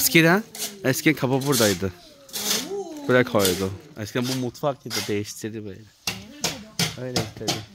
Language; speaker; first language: Turkish; non-native, learner; Chinese